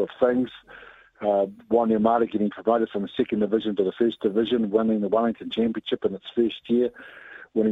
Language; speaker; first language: English; native; English